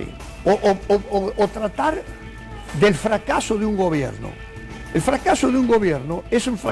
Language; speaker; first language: Spanish; native; Spanish